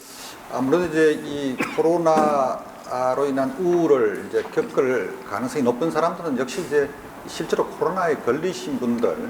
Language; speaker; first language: Korean; native; Korean